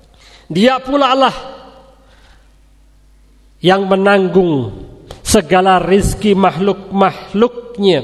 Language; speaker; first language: Indonesian; native; Indonesian